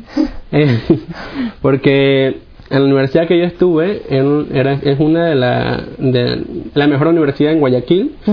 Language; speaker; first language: Spanish; native; Spanish